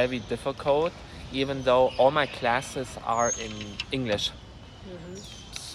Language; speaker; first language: English; non-native, fluent; German